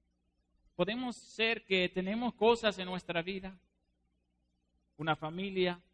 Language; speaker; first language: Spanish; non-native, fluent; Dutch